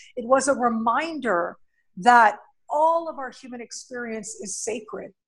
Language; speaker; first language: English; native; English